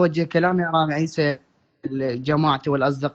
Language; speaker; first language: Arabic; native; Arabic